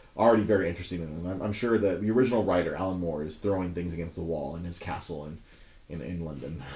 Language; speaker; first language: English; native; English